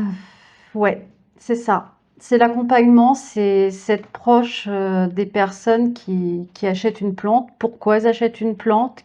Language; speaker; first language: French; native; French